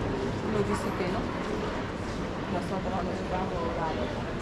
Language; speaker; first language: Spanish; native; Spanish